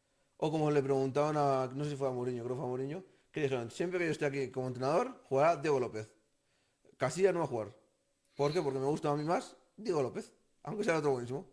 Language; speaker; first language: Spanish; native; Spanish